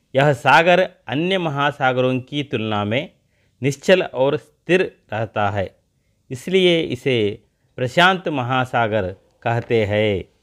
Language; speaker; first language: Hindi; non-native, local second language; Telugu